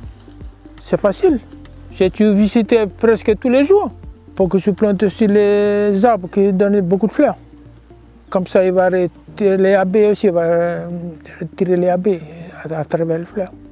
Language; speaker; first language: French; non-native, local second language; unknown